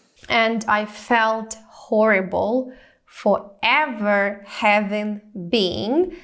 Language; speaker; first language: English; non-native, fluent; Ukrainian